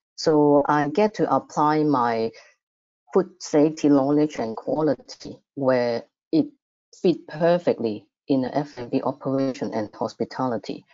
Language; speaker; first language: English; non-native, fluent; Cantonese